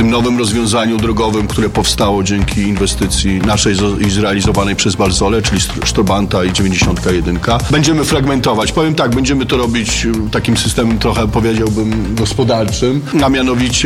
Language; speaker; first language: Polish; native; Polish